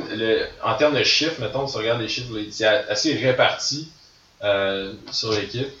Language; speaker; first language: French; native; French